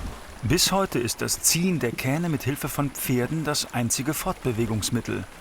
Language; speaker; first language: German; native; German